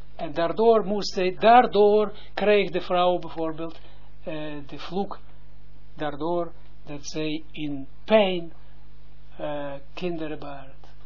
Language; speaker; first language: Dutch; non-native, fluent; Hebrew